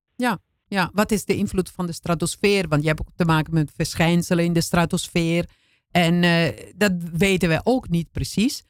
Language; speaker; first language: Dutch; non-native, fluent; Italian